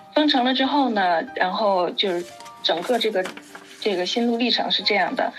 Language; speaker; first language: Chinese; native; Chinese